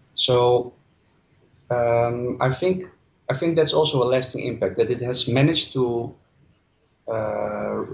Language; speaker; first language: English; non-native, fluent; Dutch